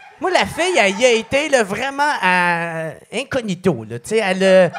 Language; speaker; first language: French; native; French